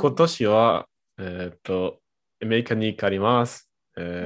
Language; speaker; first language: Japanese; non-native, learner; German